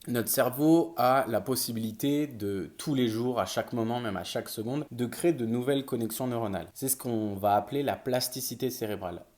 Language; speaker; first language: French; native; French